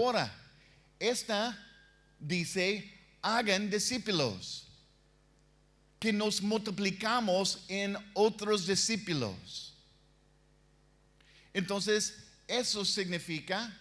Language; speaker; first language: Spanish; non-native, fluent; English